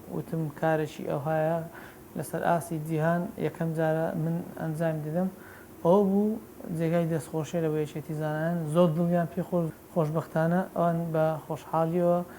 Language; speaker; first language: Central Kurdish; native; Central Kurdish